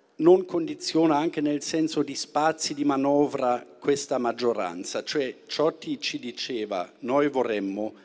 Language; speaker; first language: Italian; non-native, fluent; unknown